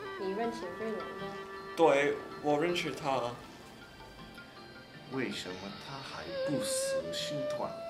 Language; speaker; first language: Chinese; non-native, learner; English